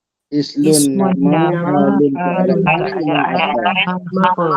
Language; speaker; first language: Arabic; non-native, learner; Malay